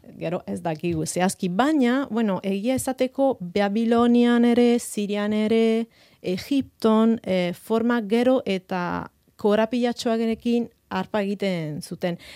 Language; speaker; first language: Basque; non-native, fluent; Italian